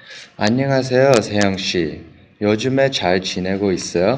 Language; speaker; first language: Korean; non-native, learner; English